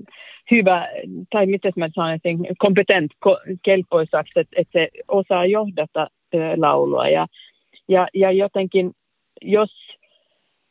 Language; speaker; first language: Finnish; non-native, local second language; Swedish